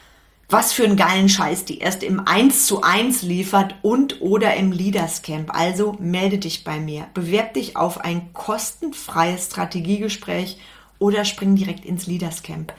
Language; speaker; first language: German; native; German